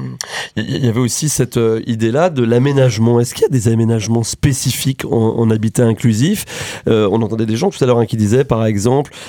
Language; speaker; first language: French; native; French